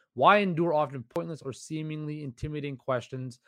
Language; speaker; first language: English; native; English